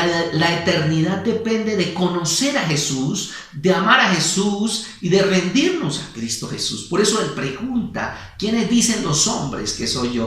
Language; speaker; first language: Spanish; native; Spanish